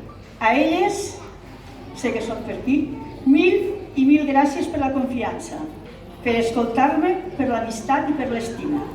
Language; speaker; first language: Catalan; native; Catalan